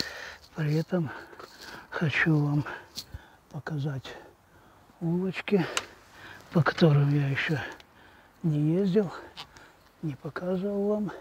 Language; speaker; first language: Russian; native; Russian